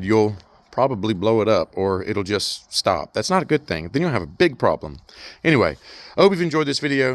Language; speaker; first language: English; native; English